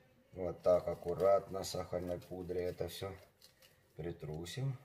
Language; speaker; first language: Russian; native; Russian